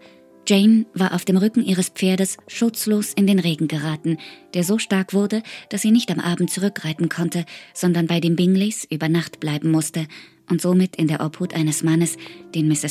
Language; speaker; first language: German; native; German